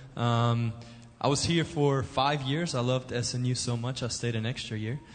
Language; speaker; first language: English; early bilingual, other home language; German